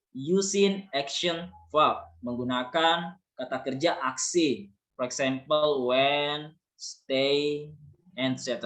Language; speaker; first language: English; non-native, learner; Indonesian